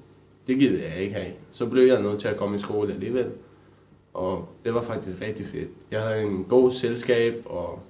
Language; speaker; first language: Danish; early bilingual, other home language; Romanian